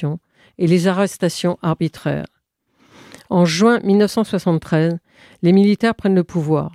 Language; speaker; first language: French; native; French